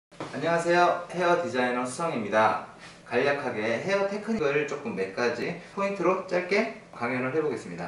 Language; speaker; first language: Korean; native; Korean